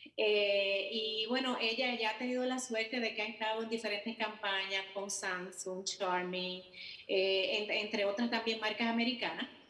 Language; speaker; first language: Spanish; native; Spanish